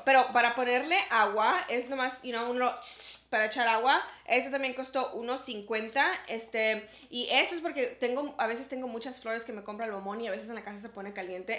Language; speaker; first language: Spanish; early bilingual, heritage; Spanish